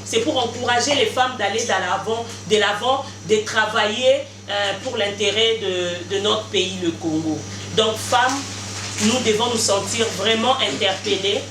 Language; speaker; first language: French; non-native, local second language; Lingala